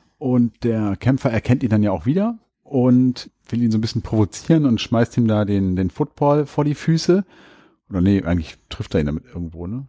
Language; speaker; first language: German; native; German